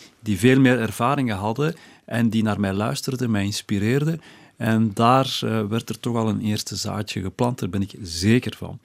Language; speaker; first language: Dutch; early bilingual, other home language; Berber languages